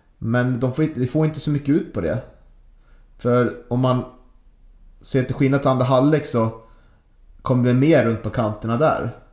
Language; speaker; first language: Swedish; native; Swedish